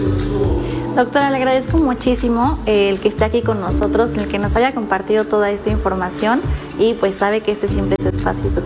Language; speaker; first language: Spanish; native; Spanish